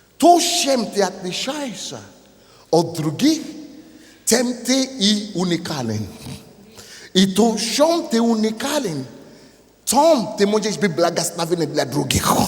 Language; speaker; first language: Russian; non-native, fluent; Yoruba